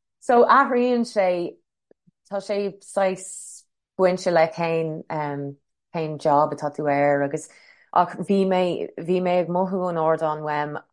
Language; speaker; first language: Irish; non-native, local second language; English